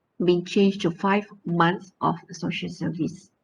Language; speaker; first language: English; non-native, local second language; Malay